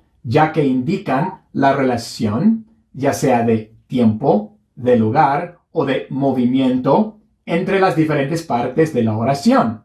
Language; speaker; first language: Spanish; non-native, fluent; English